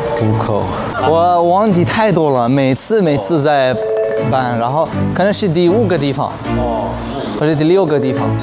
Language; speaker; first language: Chinese; non-native, fluent; Arabic